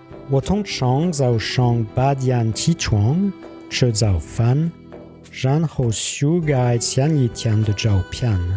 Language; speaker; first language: Chinese; non-native, learner; French